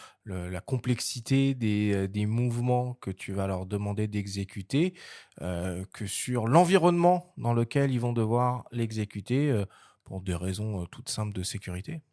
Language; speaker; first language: French; native; French